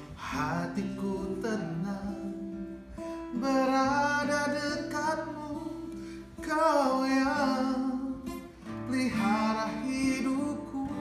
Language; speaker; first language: Indonesian; native; Indonesian